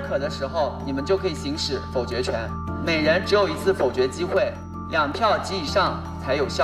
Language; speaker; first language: Chinese; native; Chinese